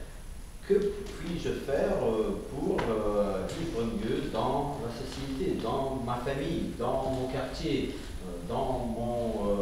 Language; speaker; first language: French; non-native, fluent; Ukrainian